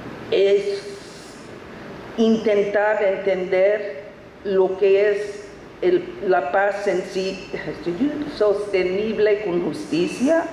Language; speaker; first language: Spanish; non-native, fluent; English